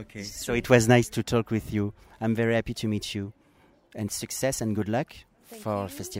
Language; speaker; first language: English; non-native, fluent; French